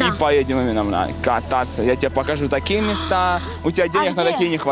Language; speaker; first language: Russian; native; Russian